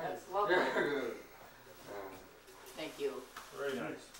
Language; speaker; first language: English; non-native, learner; Japanese